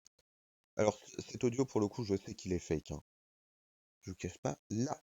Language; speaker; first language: French; native; French